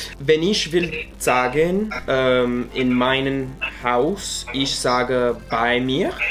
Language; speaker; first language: German; non-native, learner; English